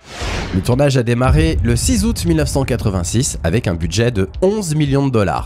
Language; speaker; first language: French; native; French